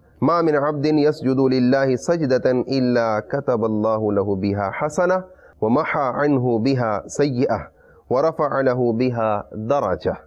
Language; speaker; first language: Arabic; non-native, fluent; Urdu